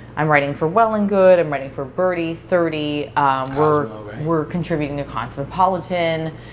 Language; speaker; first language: English; native; English